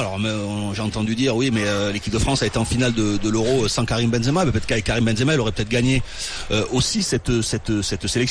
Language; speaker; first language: French; native; French